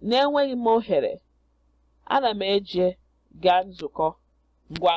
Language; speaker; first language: Igbo; non-native, learner; English